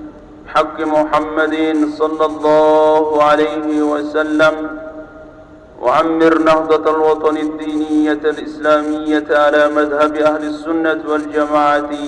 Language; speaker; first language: Arabic; non-native, fluent; Sasak